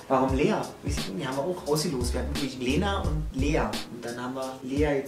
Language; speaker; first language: German; native; German